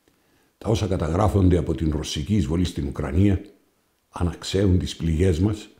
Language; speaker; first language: Greek; native; Greek